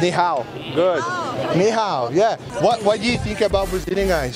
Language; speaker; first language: English; non-native, fluent; Portuguese